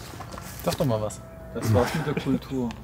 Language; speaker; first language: German; native; German